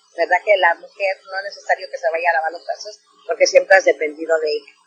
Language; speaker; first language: Spanish; native; Spanish